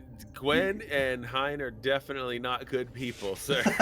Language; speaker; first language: English; native; English